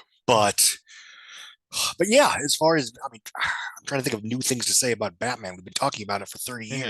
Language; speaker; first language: English; native; English